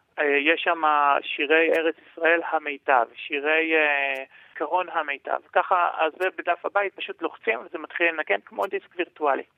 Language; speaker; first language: Hebrew; native; Hebrew